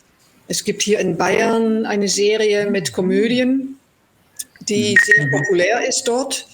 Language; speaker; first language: German; non-native, fluent; Dutch